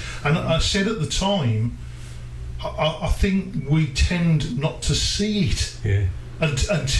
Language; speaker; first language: English; native; English